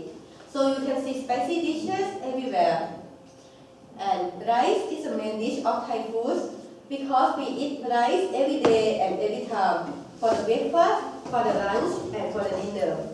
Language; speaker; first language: English; non-native, local second language; Thai